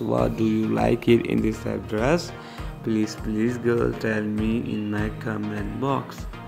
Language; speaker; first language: English; non-native, learner; Urdu